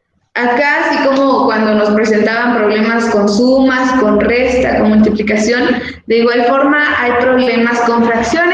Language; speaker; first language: Spanish; native; Spanish